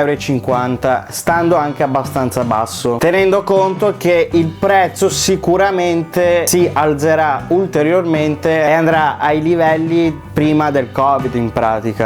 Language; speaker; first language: Italian; native; Italian